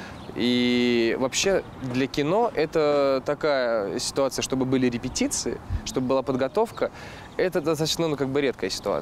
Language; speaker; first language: Russian; native; Russian